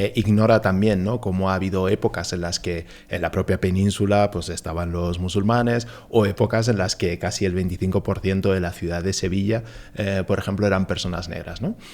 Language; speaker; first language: Spanish; early bilingual, other home language; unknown